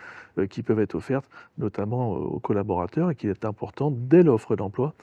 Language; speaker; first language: French; native; French